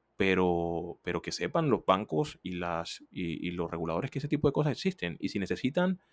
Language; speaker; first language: Spanish; native; Spanish